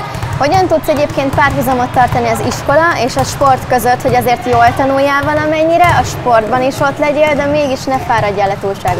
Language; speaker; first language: Hungarian; native; Hungarian